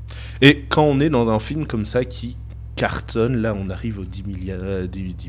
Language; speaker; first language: French; native; French